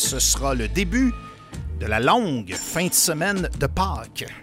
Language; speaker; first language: French; native; French